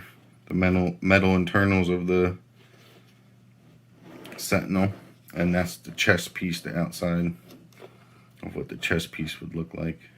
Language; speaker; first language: English; native; English